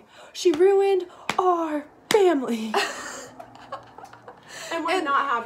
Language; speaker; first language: English; native; English